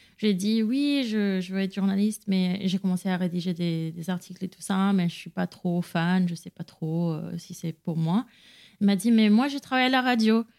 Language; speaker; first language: French; non-native, fluent; Spanish